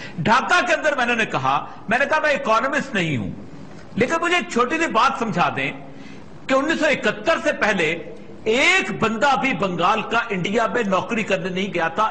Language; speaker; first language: Urdu; non-native, local second language; Punjabi